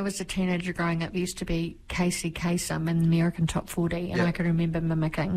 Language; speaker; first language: English; native; English